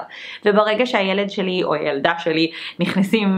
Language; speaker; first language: Hebrew; early bilingual, other home language; English